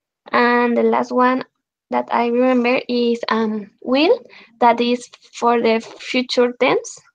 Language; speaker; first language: English; non-native, learner; Spanish